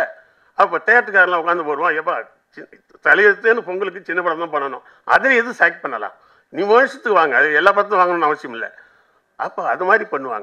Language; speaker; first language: Tamil; native; Tamil